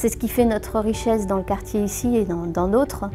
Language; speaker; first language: French; native; French